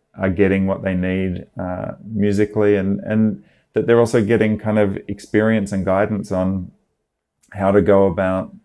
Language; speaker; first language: English; native; English